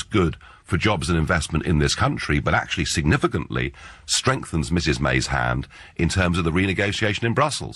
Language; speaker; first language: English; native; English